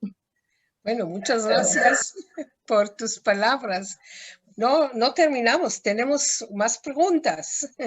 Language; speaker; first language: Spanish; non-native, fluent; Hebrew